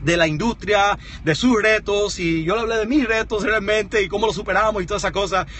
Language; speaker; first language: Spanish; early bilingual, heritage; Spanish